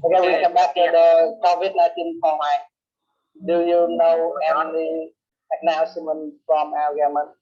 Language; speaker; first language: English; non-native, learner; Vietnamese